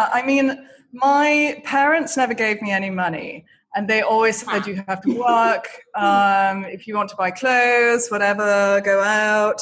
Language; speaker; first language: English; native; English